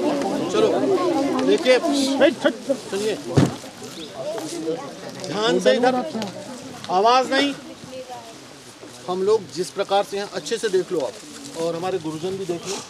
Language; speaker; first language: Hindi; native; Hindi